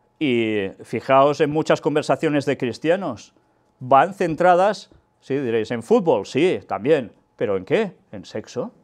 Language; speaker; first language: Spanish; non-native, local second language; Catalan